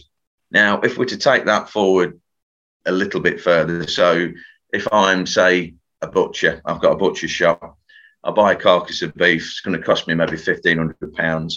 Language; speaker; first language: English; native; English